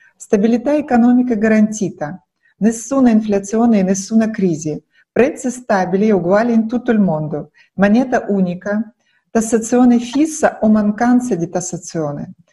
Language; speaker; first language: Italian; non-native, fluent; Russian